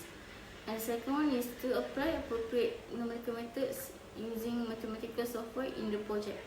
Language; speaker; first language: English; non-native, local second language; Malay